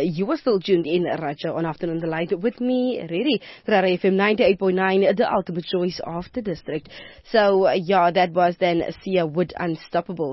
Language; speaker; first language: English; non-native, local second language; Afrikaans